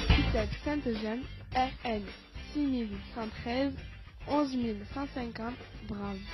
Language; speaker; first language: French; native; French